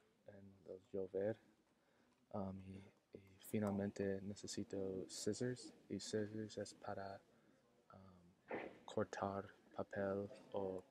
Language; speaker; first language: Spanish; non-native, learner; English